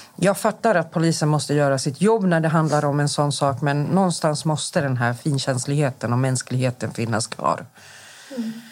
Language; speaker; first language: Swedish; native; Swedish